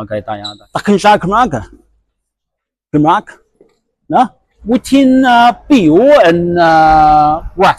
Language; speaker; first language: Welsh; non-native, learner; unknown